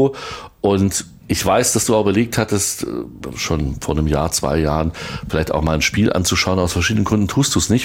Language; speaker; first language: German; native; German